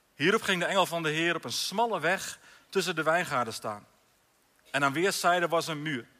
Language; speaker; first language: Dutch; native; Dutch